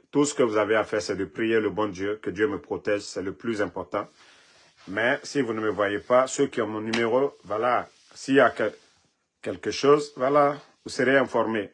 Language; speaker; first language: French; non-native, local second language; Mandingo